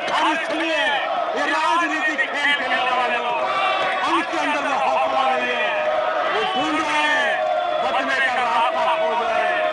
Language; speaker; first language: Hindi; non-native, local second language; Gujarati